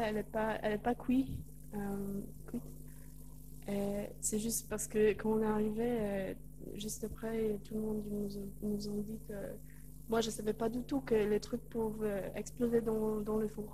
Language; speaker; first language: French; non-native, learner; Polish